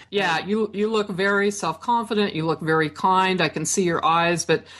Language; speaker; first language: English; native; English